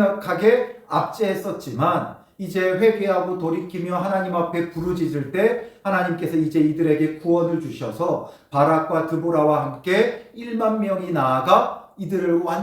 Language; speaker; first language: Korean; native; Korean